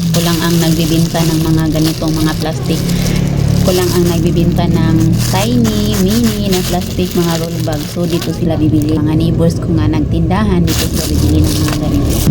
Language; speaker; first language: Filipino; non-native, local second language; Cebuano